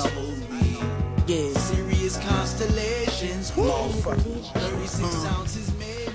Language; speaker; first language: English; native; English